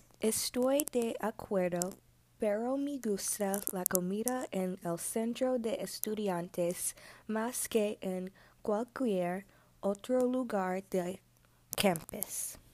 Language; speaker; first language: Spanish; non-native, learner; English